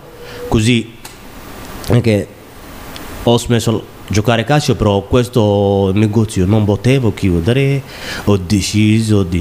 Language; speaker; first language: Italian; non-native, learner; Somali